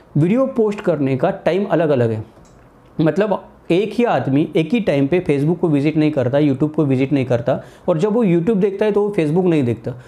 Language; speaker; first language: Hindi; non-native, local second language; Marathi